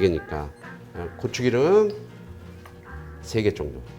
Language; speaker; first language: Korean; native; Korean